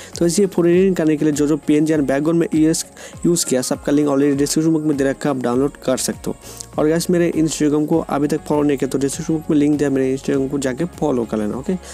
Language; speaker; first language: Hindi; non-native, local second language; Bangla